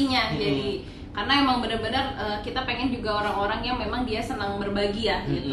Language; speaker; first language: Indonesian; native; Indonesian